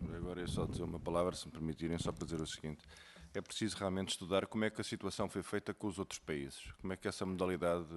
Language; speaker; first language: Portuguese; native; Portuguese